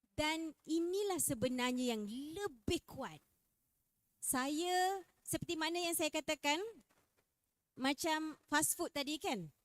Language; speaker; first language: Malay; native; Malay